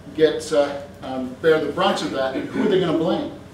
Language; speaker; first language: English; native; English